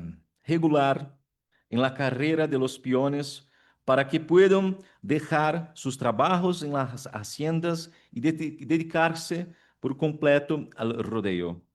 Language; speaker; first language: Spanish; non-native, fluent; Portuguese